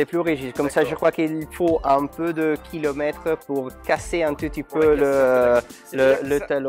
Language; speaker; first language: French; non-native, learner; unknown